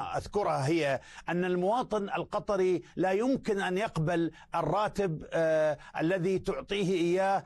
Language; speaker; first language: Arabic; native; Arabic